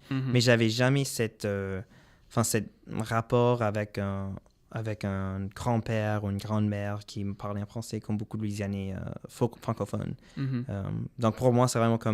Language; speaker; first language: French; non-native, local second language; English